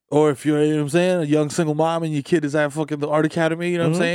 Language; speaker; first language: English; early bilingual, other home language; Spanish